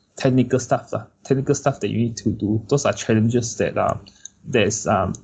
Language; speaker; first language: English; non-native, local second language; Chinese